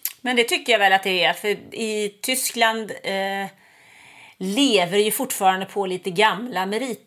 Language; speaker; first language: Swedish; native; Swedish